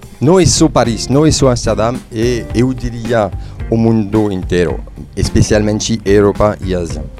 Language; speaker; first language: Portuguese; non-native, fluent; French